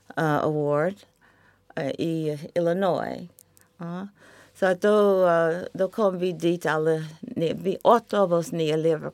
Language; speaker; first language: Swedish; non-native, fluent; English